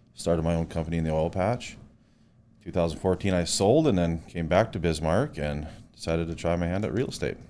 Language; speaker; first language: English; native; English